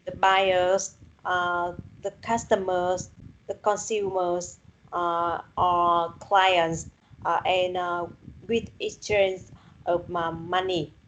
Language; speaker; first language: English; non-native, learner; Vietnamese